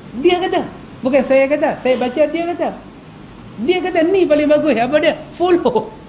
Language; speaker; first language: Malay; native; Malay